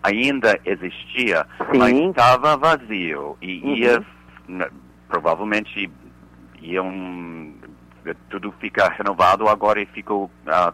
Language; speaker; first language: Portuguese; non-native, fluent; English